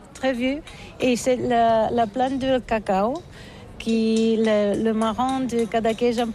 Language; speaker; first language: French; non-native, learner; Catalan